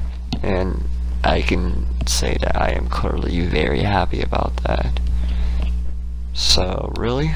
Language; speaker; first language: English; native; English